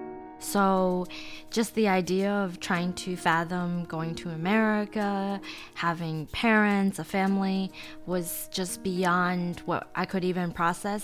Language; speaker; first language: English; early bilingual, other home language; Chinese